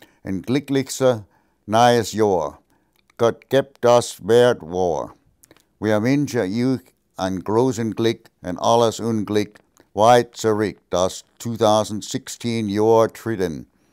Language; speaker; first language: German; early bilingual, heritage; German